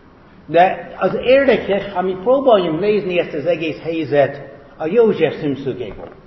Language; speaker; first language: Hungarian; non-native, fluent; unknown